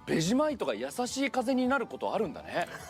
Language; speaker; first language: Japanese; native; Japanese